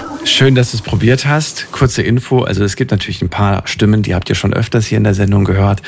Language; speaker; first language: German; native; German